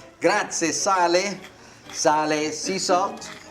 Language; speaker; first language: Italian; non-native, learner; English